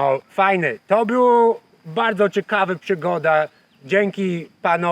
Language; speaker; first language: Polish; non-native, learner; English